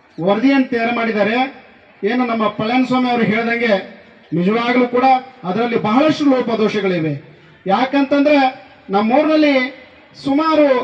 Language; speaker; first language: Kannada; non-native, local second language; Lambadi